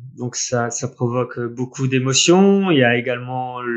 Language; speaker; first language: French; native; French